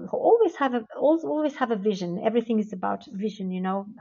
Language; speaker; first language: English; non-native, fluent; Portuguese